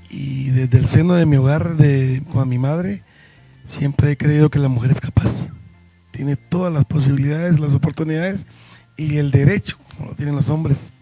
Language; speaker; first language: Spanish; native; Spanish